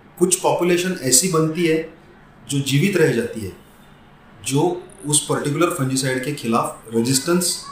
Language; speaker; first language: Hindi; non-native, local second language; Marathi